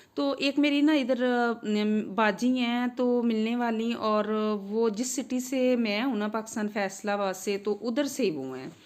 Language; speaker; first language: Urdu; non-native, local second language; Punjabi